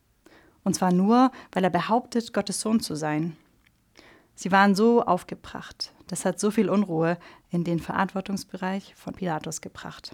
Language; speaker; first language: German; native; German